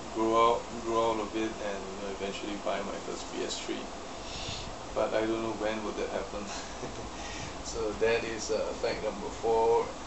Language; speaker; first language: English; non-native, local second language; Chinese